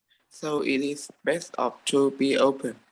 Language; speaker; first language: English; non-native, learner; Vietnamese